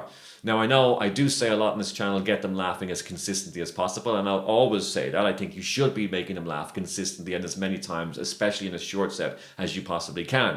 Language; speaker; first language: English; native; English